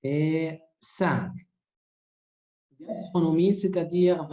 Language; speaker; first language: French; non-native, fluent; Arabic